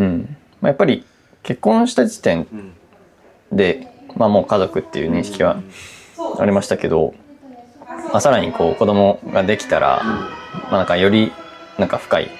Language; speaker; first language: Japanese; native; Japanese